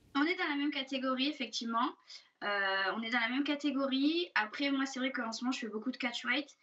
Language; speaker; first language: French; native; French